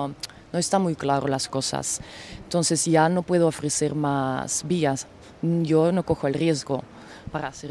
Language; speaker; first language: Spanish; non-native, fluent; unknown